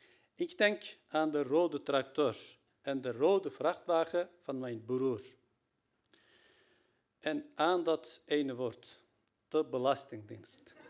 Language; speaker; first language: Dutch; non-native, fluent; Turkish